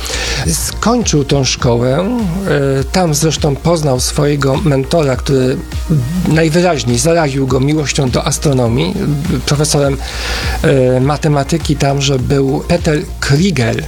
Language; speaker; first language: Polish; native; Polish